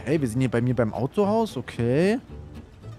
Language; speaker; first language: German; native; German